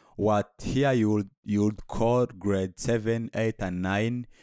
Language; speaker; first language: English; non-native, local second language; Kinyarwanda